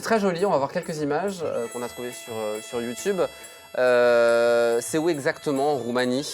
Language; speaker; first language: French; native; French